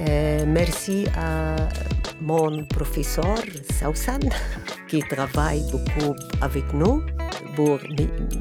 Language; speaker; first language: French; non-native, learner; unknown